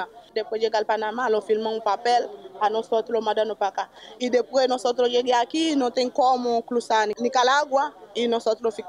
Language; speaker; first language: Spanish; non-native, learner; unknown